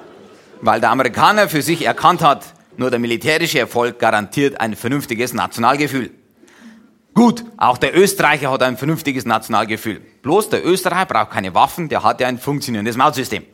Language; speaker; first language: German; native; German